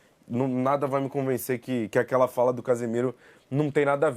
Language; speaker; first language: Portuguese; native; Portuguese